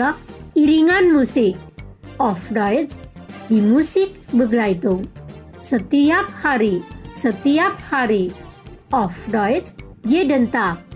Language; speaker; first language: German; non-native, fluent; Indonesian